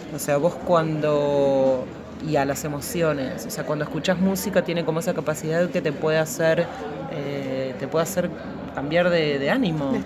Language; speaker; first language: Spanish; native; Spanish